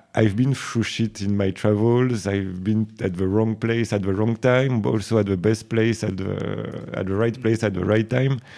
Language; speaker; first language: English; non-native, fluent; French